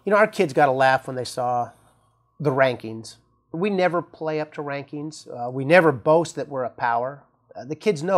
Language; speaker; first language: English; native; English